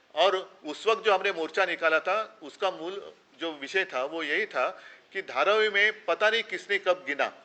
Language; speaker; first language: Hindi; non-native, local second language; Marathi